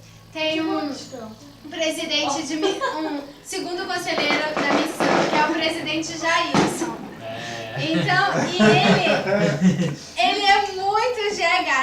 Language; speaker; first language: Portuguese; non-native, local second language; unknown